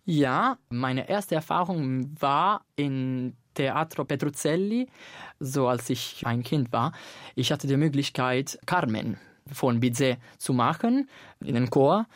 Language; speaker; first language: German; non-native, fluent; Italian